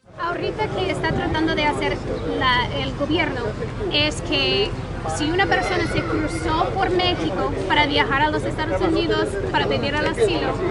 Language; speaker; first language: Spanish; non-native, fluent; English